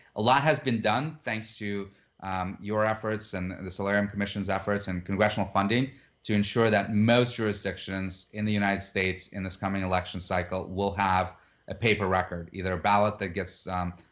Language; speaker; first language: English; non-native, fluent; Russian